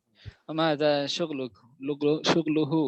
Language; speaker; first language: Arabic; non-native, learner; Bangla